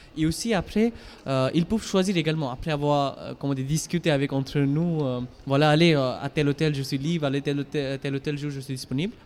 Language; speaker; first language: French; non-native, fluent; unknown